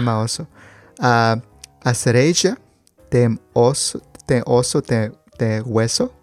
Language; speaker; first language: Portuguese; non-native, learner; Spanish